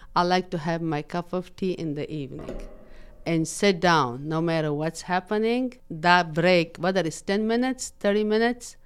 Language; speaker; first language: English; non-native, fluent; Persian